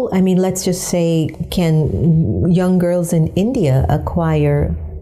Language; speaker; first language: English; native; English